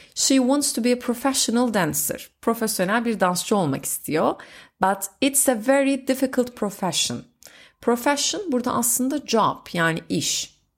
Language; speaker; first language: Turkish; native; Turkish